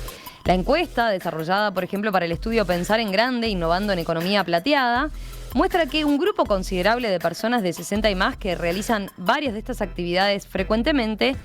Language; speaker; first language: Spanish; native; Spanish